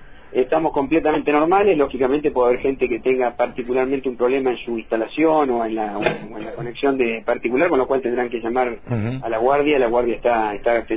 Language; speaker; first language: Spanish; native; Spanish